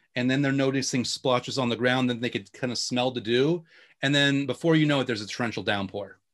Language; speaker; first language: English; native; English